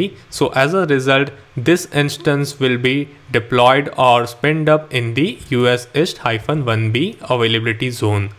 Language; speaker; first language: English; non-native, local second language; Hindi